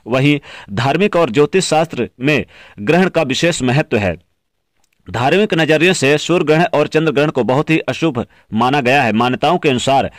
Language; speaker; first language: Hindi; native; Hindi